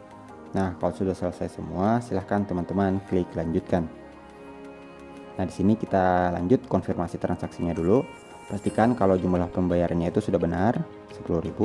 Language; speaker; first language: Indonesian; native; Indonesian